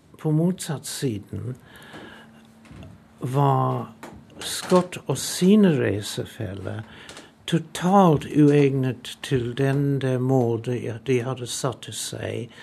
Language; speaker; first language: Norwegian; non-native, fluent; English